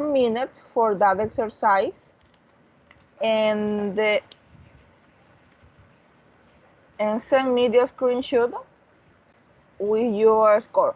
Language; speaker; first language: English; non-native, learner; Spanish